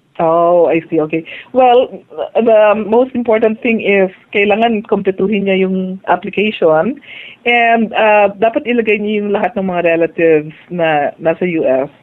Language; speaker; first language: Filipino; non-native, local second language; Iloko